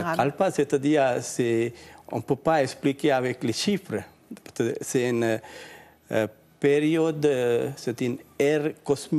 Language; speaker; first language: French; non-native, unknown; Sinhala